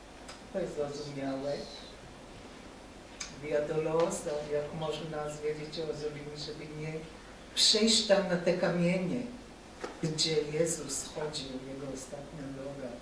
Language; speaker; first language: Polish; non-native, fluent; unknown